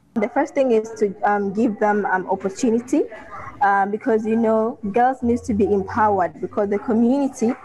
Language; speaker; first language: English; non-native, local second language; Swahili